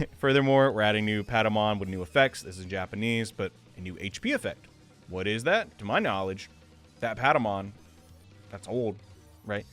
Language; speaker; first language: English; native; English